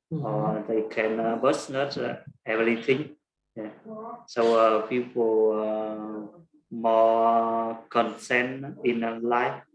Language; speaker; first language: English; non-native, learner; Vietnamese